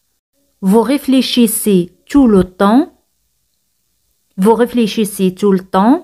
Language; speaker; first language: French; non-native, fluent; Spanish